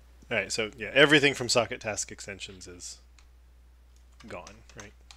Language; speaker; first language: English; native; English